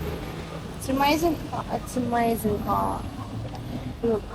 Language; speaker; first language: English; non-native, learner; Russian